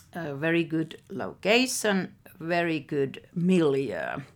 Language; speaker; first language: English; non-native, fluent; Finnish